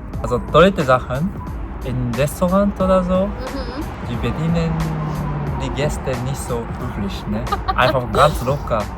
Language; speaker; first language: German; non-native, learner; Japanese